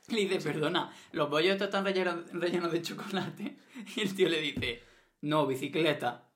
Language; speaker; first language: Spanish; native; Spanish